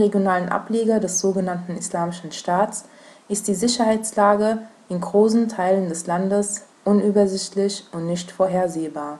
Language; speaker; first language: German; native; German